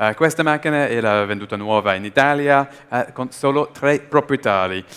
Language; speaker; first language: Italian; non-native, learner; English